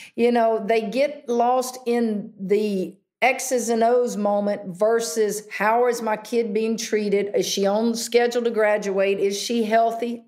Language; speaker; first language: English; native; English